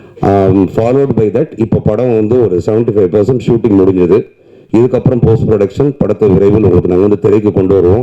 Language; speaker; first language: Tamil; native; Tamil